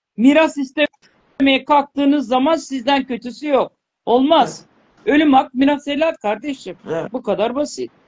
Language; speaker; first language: Turkish; native; Turkish